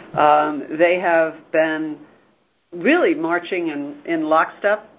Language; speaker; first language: English; native; English